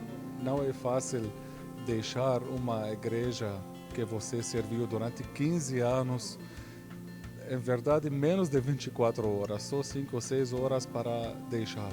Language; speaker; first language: Portuguese; non-native, fluent; Arabic